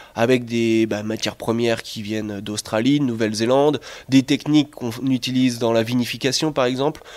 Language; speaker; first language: French; native; French